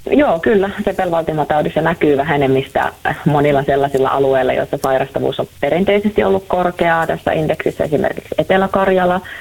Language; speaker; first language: Finnish; native; Finnish